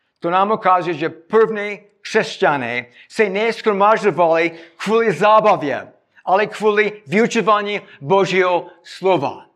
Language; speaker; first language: Czech; non-native, fluent; English